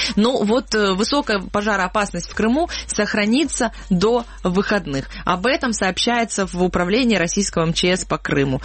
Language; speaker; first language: Russian; native; Russian